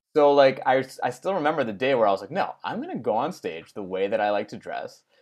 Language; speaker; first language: English; native; English